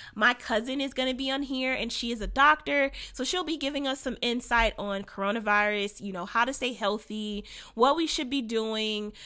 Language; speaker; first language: English; native; English